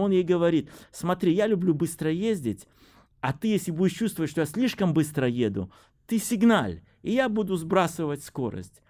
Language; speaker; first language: Russian; native; Russian